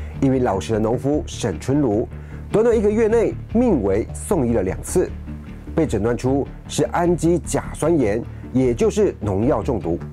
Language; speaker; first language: Chinese; native; Chinese